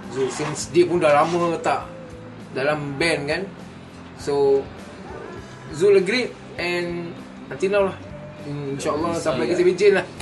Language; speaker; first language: Malay; native; Malay